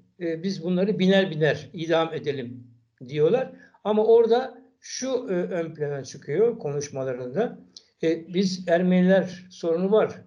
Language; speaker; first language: Turkish; native; Turkish